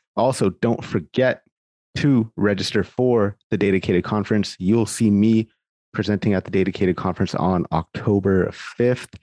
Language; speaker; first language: English; native; English